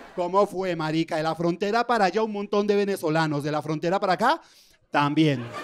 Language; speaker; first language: Spanish; native; Spanish